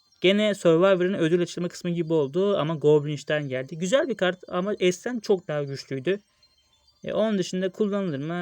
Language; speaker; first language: Turkish; native; Turkish